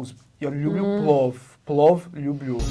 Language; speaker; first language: Russian; non-native, fluent; English